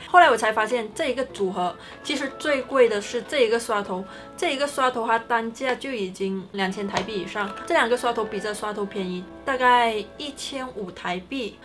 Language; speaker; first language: Chinese; native; Chinese